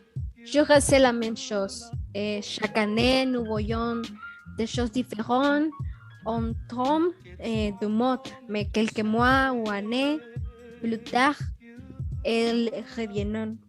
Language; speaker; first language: French; non-native, learner; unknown